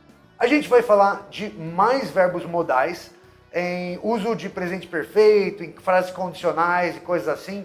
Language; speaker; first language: Portuguese; non-native, fluent; English